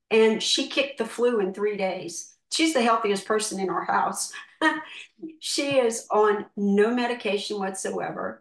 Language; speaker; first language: English; native; English